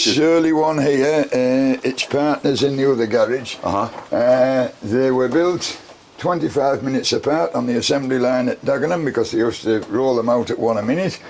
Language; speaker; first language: English; native; English